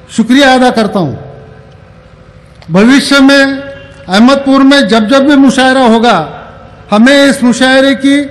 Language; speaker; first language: Hindi; non-native, local second language; Marathi